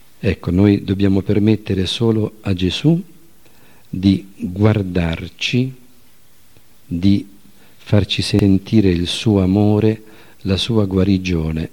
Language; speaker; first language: Italian; native; Italian